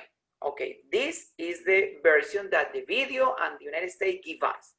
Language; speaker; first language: English; non-native, learner; Spanish